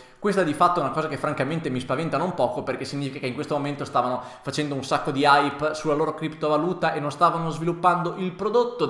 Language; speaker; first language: Italian; native; Italian